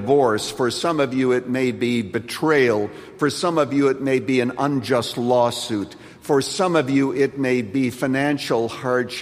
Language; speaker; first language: English; native; English